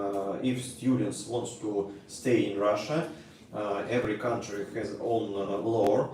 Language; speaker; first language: English; non-native, learner; Russian